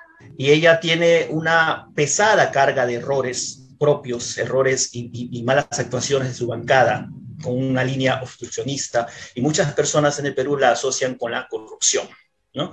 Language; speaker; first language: Spanish; native; Spanish